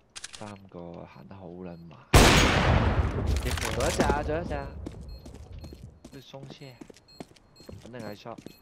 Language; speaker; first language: Cantonese; native; Cantonese